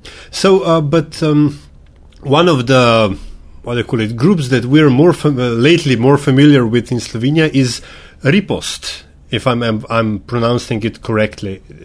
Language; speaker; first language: English; non-native, fluent; Slovenian